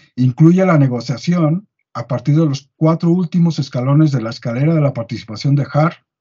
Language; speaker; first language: Spanish; native; Spanish